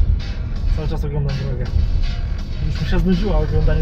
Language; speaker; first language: Polish; native; Polish